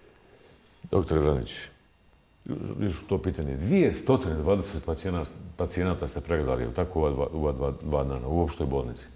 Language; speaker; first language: Serbian; native; Serbian